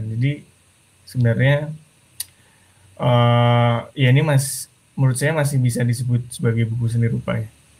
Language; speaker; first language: Indonesian; native; Indonesian